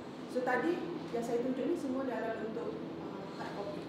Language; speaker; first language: English; non-native, local second language; Malay